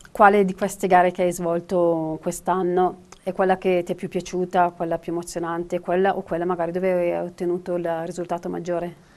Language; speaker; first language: Italian; native; Italian